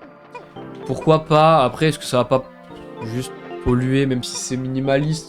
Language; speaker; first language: French; native; French